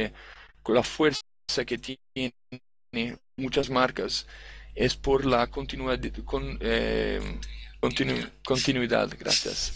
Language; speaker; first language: Spanish; non-native, fluent; Portuguese